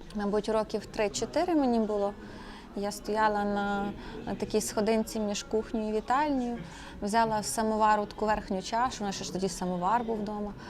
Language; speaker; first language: Ukrainian; native; Ukrainian